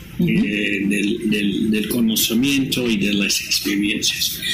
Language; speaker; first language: Spanish; non-native, fluent; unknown